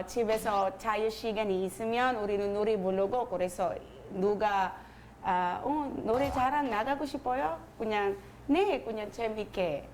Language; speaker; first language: Korean; non-native, learner; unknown